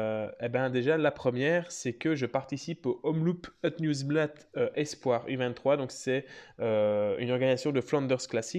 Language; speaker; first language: French; native; French